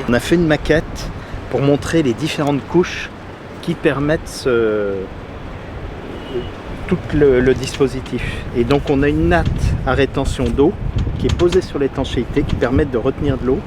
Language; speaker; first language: French; native; French